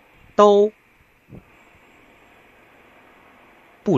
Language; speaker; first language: Chinese; non-native, learner; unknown